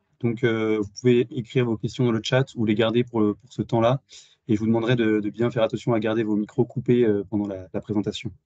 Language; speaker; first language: French; native; French